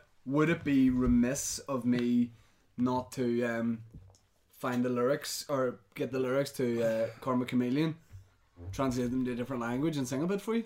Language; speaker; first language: English; native; English